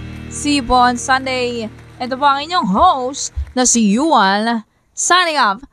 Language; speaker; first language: English; non-native, local second language; Filipino